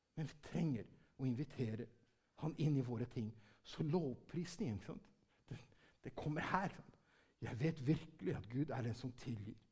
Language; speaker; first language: Norwegian; early bilingual, heritage; Norwegian